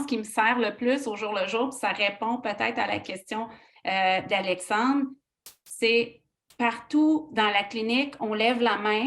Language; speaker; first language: French; native; French